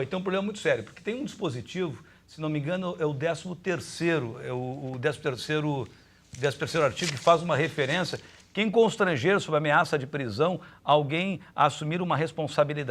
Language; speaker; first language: Portuguese; native; Portuguese